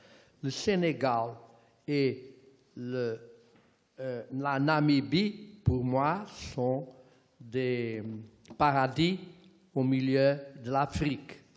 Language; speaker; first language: French; non-native, fluent; Portuguese